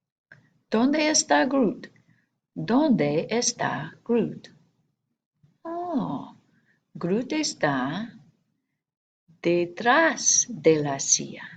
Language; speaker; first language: Spanish; non-native, fluent; English